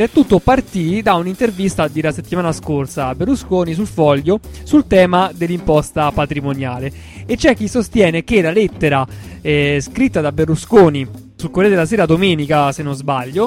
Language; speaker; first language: Italian; native; Italian